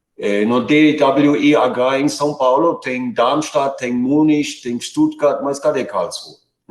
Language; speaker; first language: Portuguese; non-native, fluent; German